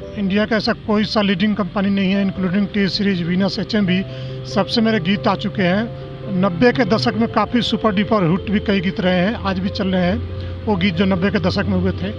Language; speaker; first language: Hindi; non-native, local second language; Bhojpuri